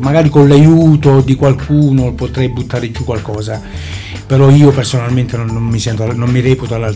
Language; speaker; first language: Italian; native; Italian